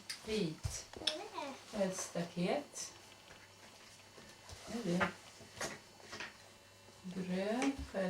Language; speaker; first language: Swedish; early bilingual, other home language; Estonian